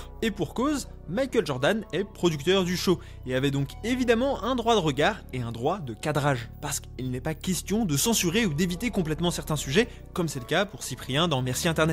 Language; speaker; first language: French; native; French